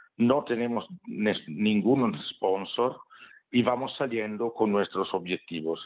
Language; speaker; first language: Spanish; non-native, fluent; Italian